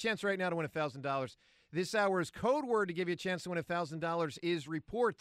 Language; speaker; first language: English; native; English